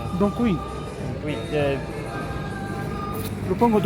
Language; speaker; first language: Spanish; native; Spanish